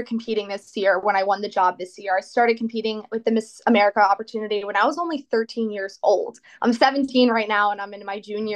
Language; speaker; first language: English; native; English